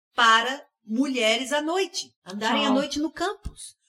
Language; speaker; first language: Portuguese; early bilingual, heritage; English